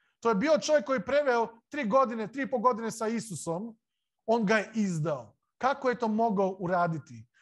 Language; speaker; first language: Serbian; non-native, local second language; Slovak